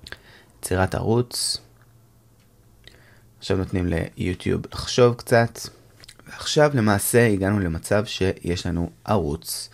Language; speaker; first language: Hebrew; native; Hebrew